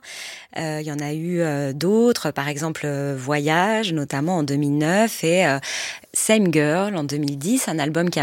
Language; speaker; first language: French; native; French